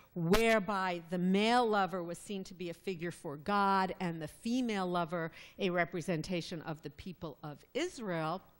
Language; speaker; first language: English; native; English